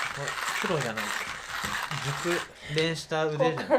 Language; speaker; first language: Japanese; native; Japanese